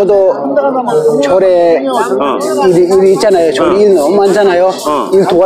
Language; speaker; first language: Korean; non-native, fluent; Tibetan